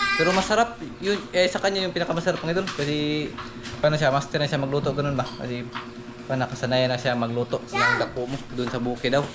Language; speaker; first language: Filipino; non-native, local second language; Cebuano